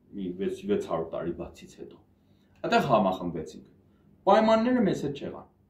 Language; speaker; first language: Armenian; native; Armenian